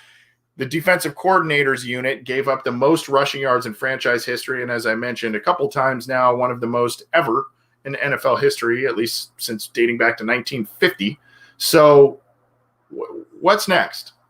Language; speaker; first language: English; native; English